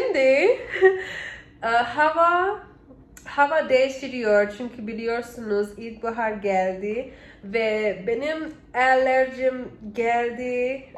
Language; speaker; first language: Turkish; non-native, learner; English